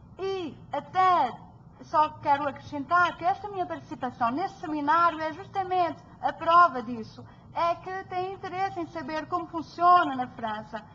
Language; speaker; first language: Portuguese; early bilingual, heritage; Portuguese